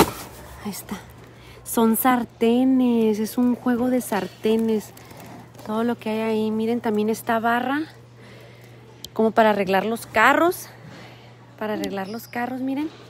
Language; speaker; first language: Spanish; native; Spanish